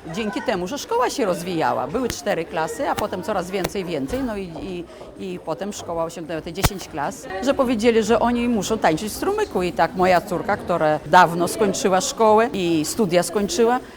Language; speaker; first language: Polish; native; Polish